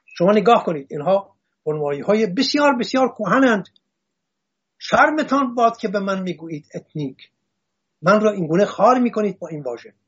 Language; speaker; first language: Persian; non-native, local second language; Assyrian Neo-Aramaic